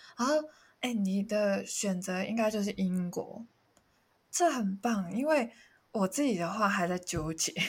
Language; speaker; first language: Chinese; non-native, local second language; Cantonese